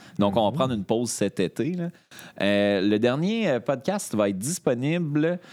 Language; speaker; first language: French; native; French